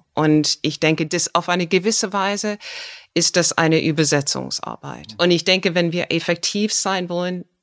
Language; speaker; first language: German; non-native, fluent; English